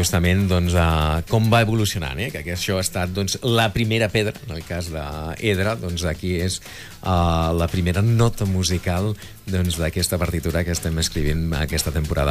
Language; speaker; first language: Catalan; native; Catalan